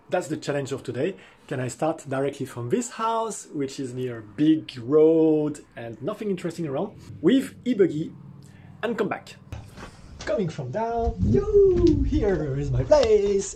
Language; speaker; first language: English; non-native, fluent; French